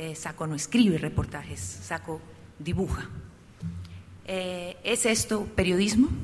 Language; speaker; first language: Spanish; native; Spanish